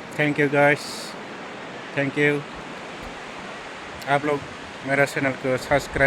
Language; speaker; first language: Hindi; non-native, local second language; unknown